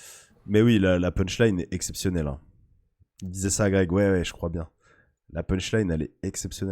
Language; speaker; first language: French; native; French